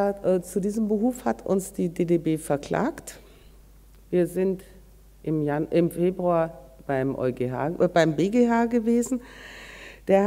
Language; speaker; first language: German; native; German